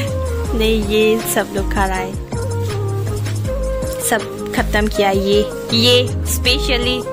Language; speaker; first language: Hindi; non-native, local second language; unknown